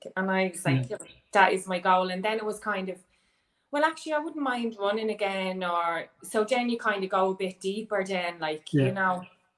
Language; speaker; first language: English; native; English